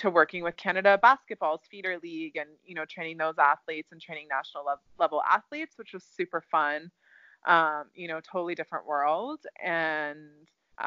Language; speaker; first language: English; native; English